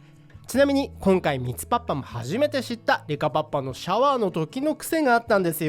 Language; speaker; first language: Japanese; native; Japanese